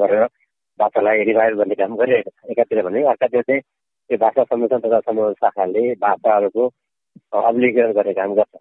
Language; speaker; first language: Nepali; native; Nepali